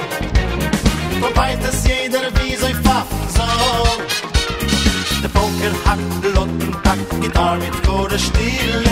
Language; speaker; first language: English; native; English